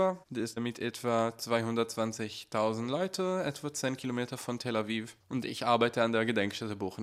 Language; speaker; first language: German; non-native, fluent; Hebrew